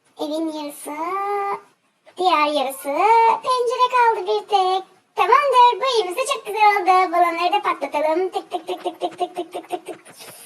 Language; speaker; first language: Turkish; native; Turkish